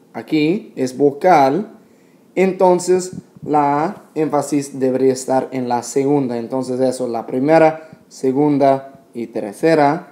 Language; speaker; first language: Spanish; non-native, fluent; English